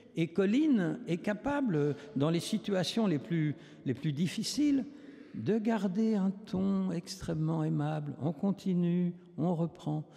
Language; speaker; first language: French; native; French